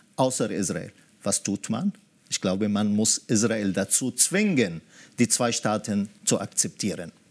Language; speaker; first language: German; early bilingual, other home language; Arabic